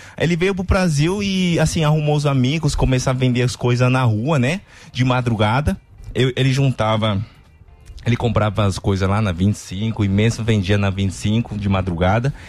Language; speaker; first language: Portuguese; non-native, fluent; Chinese